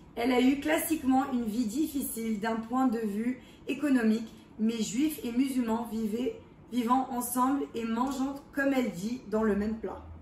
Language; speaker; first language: French; early bilingual, heritage; English